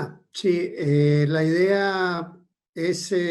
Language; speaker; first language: Spanish; native; Spanish